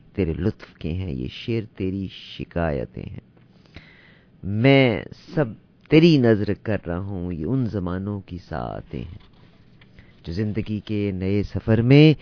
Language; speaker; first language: Urdu; native; Urdu